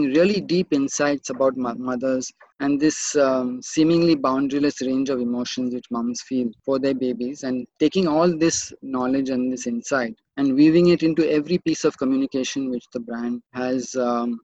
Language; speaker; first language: English; non-native, local second language; Marathi